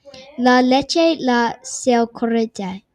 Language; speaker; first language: Spanish; non-native, learner; English